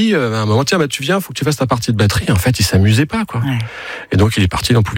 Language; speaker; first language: French; native; French